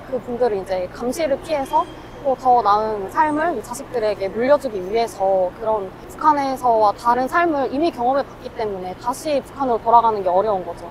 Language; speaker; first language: Korean; native; Korean